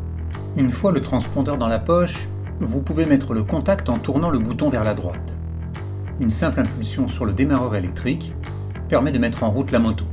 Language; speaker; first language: French; native; French